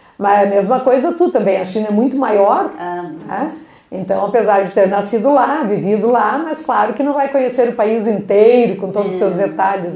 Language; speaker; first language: Portuguese; native; Portuguese